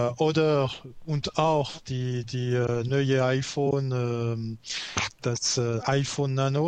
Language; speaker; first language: German; non-native, learner; French